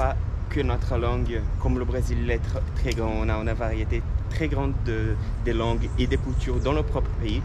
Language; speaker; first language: French; non-native, fluent; Portuguese